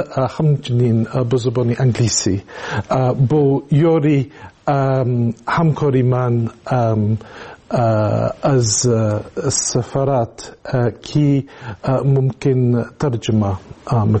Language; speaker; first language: Tajik; non-native, learner; English